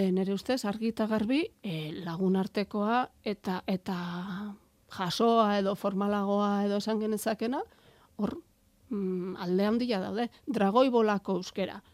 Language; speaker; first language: Basque; native; Basque